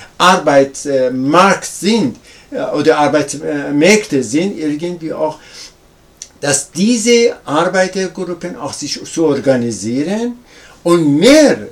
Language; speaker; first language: German; non-native, learner; Persian